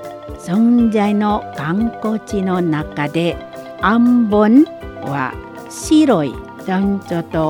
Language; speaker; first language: Japanese; non-native, learner; Indonesian